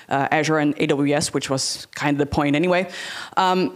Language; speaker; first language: English; non-native, fluent; Dutch